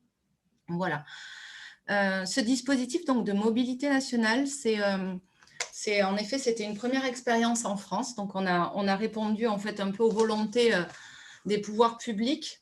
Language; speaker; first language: French; native; French